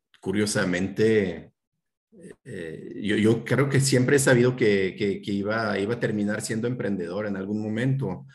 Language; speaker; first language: Spanish; non-native, fluent; French